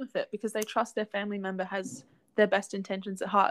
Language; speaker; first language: English; native; English